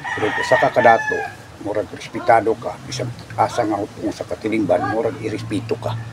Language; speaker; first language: Cebuano; non-native, local second language; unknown